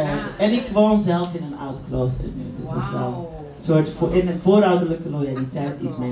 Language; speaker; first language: Dutch; native; Dutch